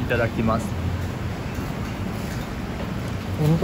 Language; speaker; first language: Japanese; native; Japanese